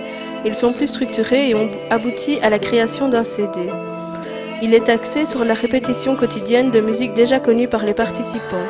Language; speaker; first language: French; native; French